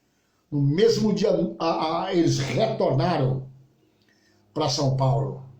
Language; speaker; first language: Portuguese; native; Portuguese